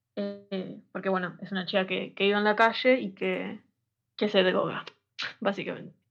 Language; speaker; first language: Spanish; native; Spanish